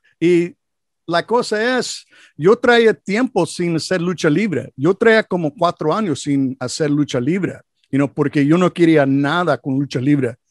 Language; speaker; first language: Spanish; non-native, learner; English